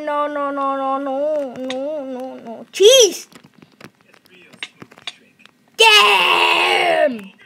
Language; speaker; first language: English; non-native, learner; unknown